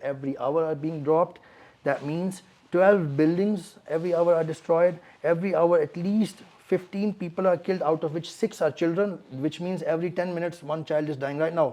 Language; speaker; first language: English; non-native, local second language; Urdu